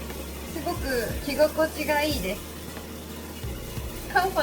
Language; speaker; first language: Japanese; native; Japanese